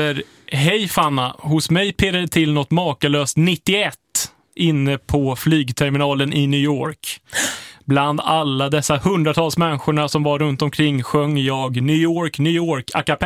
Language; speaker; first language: Swedish; native; Swedish